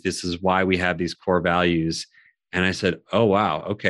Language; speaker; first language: English; native; English